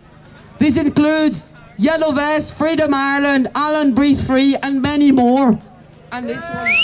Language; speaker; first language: English; non-native, fluent; French